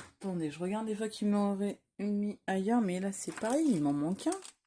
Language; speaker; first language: French; native; French